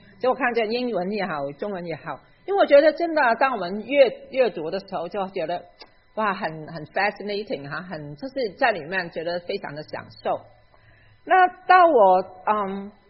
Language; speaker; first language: Chinese; non-native, local second language; Cantonese